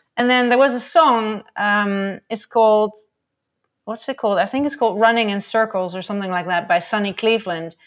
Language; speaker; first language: English; non-native, fluent; Dutch